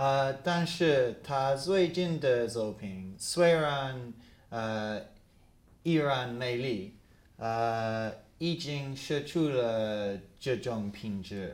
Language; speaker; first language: Chinese; non-native, fluent; English